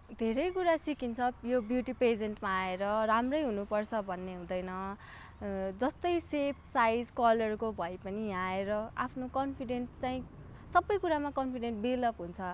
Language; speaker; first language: Nepali; native; Nepali